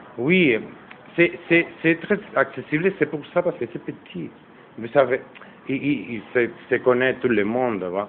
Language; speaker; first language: French; non-native, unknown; Catalan